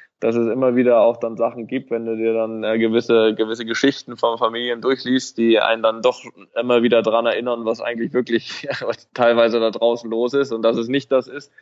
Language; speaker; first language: German; native; German